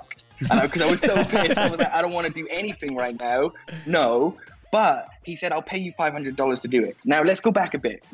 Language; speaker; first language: English; native; English